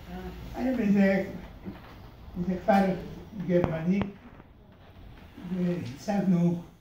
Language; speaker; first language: Hebrew; early bilingual, other home language; Hungarian